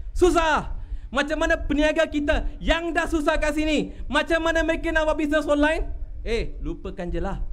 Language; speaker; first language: Malay; non-native, local second language; Tamil